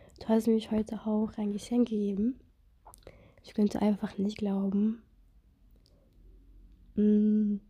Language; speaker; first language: German; non-native, fluent; Russian